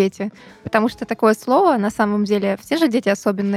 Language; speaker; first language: Russian; native; Russian